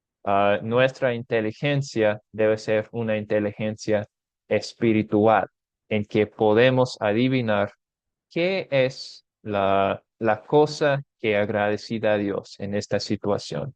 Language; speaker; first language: Spanish; non-native, fluent; English